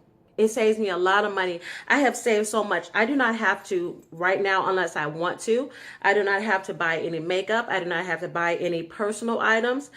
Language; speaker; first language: English; native; English